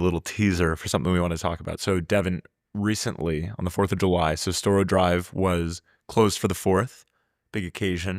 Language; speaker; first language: English; native; English